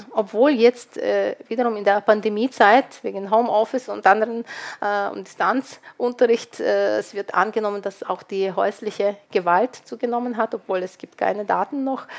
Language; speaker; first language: German; non-native, fluent; Ukrainian